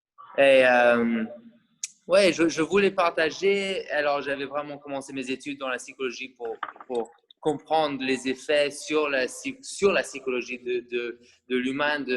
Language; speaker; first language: French; non-native, fluent; English